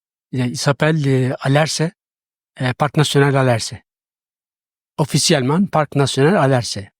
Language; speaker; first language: French; non-native, learner; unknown